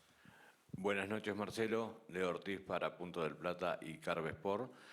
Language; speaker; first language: Spanish; native; Spanish